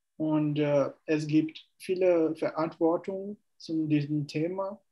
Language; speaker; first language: German; non-native, learner; Portuguese